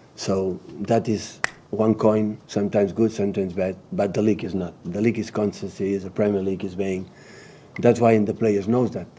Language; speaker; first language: English; non-native, learner; Catalan